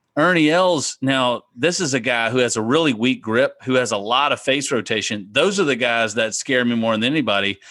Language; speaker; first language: English; native; English